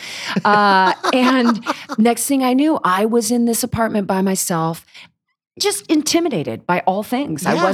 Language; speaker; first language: English; native; English